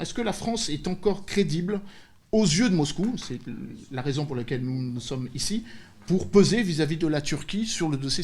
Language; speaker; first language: French; native; French